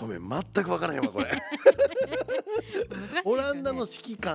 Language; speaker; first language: Japanese; native; Japanese